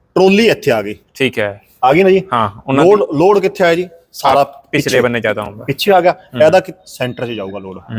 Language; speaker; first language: Punjabi; non-native, local second language; Haryanvi